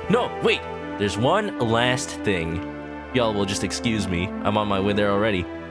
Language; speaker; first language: English; native; English